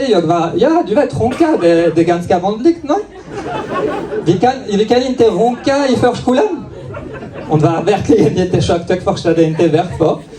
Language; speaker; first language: Swedish; non-native, learner; French